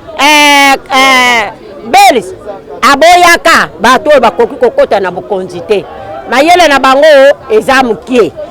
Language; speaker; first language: Lingala; non-native, local second language; Luba-Lulua